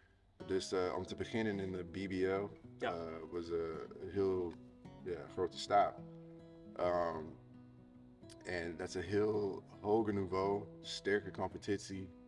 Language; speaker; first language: Dutch; non-native, fluent; English